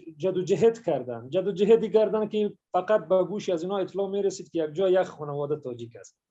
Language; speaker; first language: Tajik; early bilingual, heritage; Persian